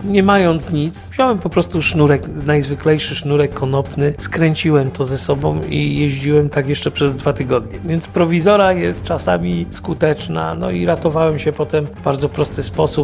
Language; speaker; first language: Polish; native; Polish